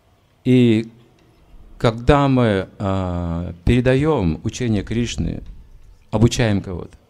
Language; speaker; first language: Russian; native; Russian